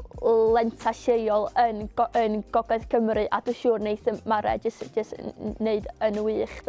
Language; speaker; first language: Welsh; native; Welsh